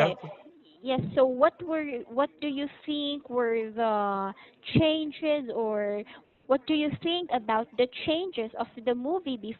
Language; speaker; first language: English; non-native, local second language; Filipino